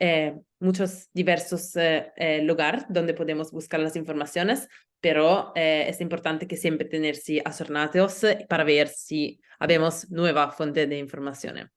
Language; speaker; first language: Spanish; non-native, learner; Italian